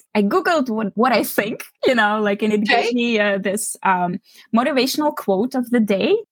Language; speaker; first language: English; non-native, fluent; Ukrainian